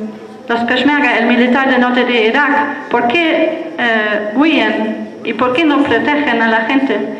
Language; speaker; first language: Spanish; non-native, fluent; German